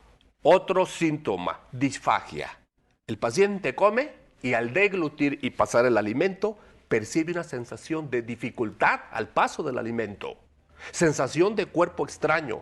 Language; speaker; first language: Spanish; native; Spanish